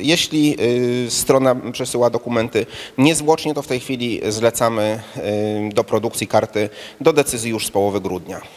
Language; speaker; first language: Polish; native; Polish